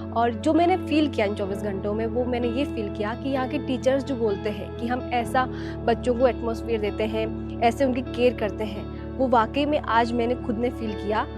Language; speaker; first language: Hindi; native; Hindi